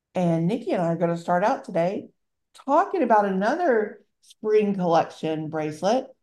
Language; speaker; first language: English; native; English